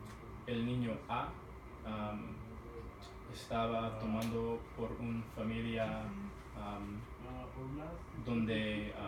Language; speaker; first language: Spanish; non-native, learner; English